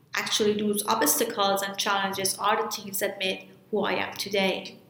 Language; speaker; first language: English; non-native, fluent; Persian